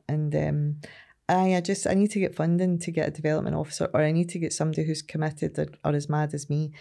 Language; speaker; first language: English; native; English